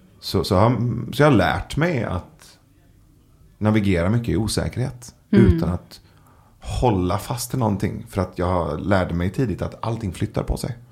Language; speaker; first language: Swedish; early bilingual, other home language; Persian